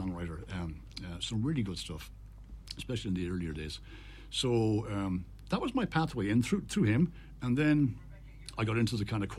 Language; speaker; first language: English; native; English